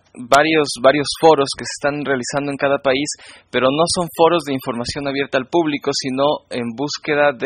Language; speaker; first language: Spanish; native; Spanish